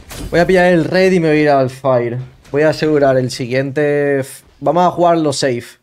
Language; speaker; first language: Spanish; native; Spanish